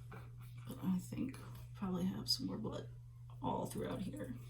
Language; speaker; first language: English; native; English